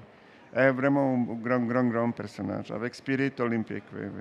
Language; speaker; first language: French; non-native, learner; Serbian